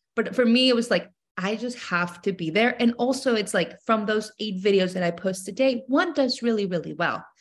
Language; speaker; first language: English; non-native, fluent; Spanish